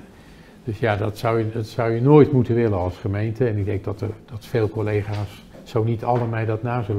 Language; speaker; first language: Dutch; native; Dutch